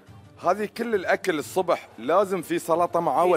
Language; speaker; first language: Arabic; native; Arabic